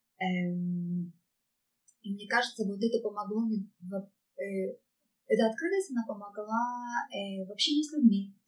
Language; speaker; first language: Russian; native; Russian